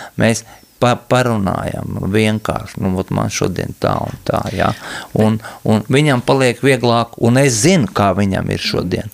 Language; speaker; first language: Latvian; native; Latvian